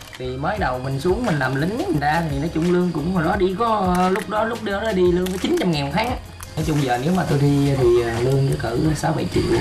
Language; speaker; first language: Vietnamese; native; Vietnamese